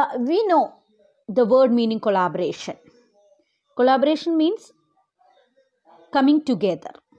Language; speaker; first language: English; non-native, local second language; Malayalam